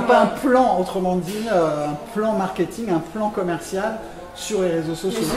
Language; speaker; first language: French; native; French